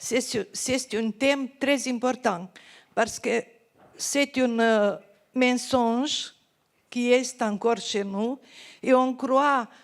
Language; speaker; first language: French; non-native, fluent; Romanian